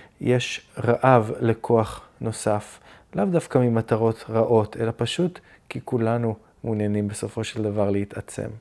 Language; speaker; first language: Hebrew; native; Hebrew